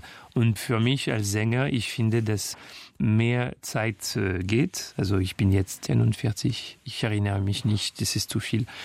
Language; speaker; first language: German; non-native, fluent; French